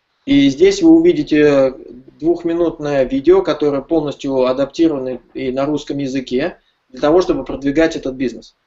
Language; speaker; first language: Russian; native; Russian